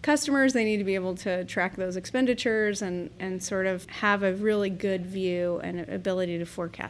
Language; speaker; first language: English; native; English